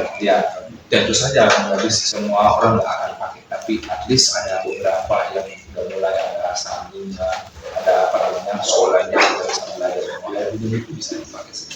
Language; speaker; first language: Indonesian; non-native, fluent; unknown